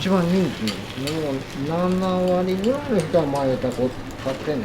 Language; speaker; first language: Japanese; native; Japanese